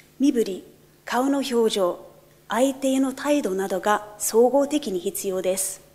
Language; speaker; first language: Japanese; non-native, fluent; English